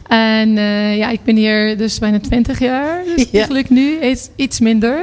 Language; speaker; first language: Dutch; non-native, fluent; Turkish